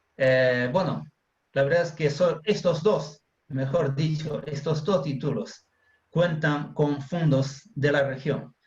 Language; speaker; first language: Spanish; non-native, fluent; Chinese